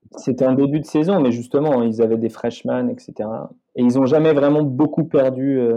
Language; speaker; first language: French; native; French